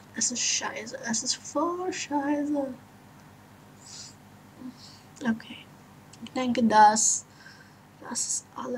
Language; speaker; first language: German; non-native, learner; English